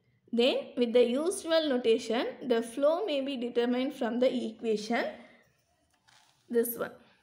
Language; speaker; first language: English; non-native, local second language; Tamil